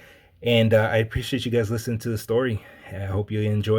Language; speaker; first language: English; native; English